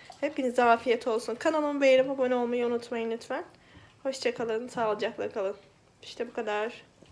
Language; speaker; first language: Turkish; native; Turkish